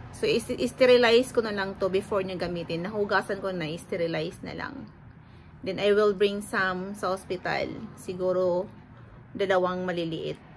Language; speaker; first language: Filipino; non-native, local second language; Cebuano